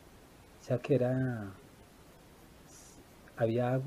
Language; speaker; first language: Spanish; native; Spanish